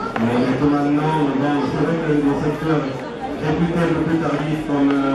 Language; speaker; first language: French; native; French